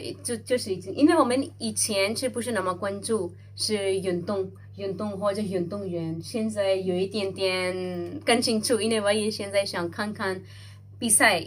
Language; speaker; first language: Chinese; non-native, fluent; Urdu